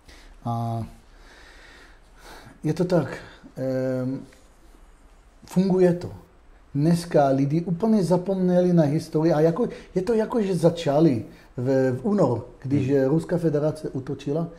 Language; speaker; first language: Czech; non-native, fluent; Hebrew